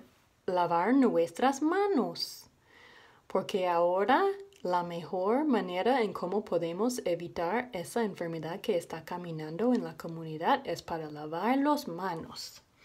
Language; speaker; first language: Spanish; non-native, learner; English